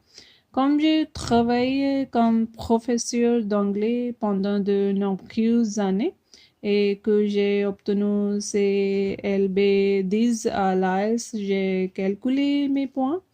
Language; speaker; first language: French; non-native, fluent; Punjabi